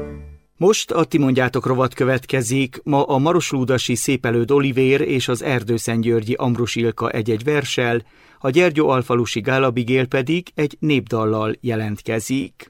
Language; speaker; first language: Hungarian; native; Hungarian